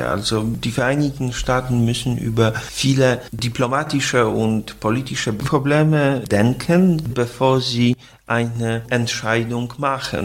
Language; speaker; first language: German; non-native, fluent; Polish